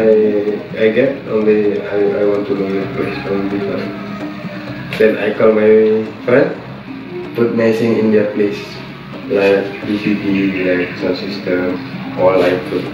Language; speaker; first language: English; non-native, learner; Indonesian